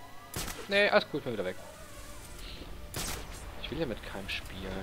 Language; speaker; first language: German; native; German